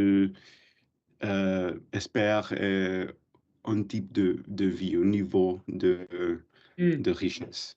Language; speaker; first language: French; non-native, learner; English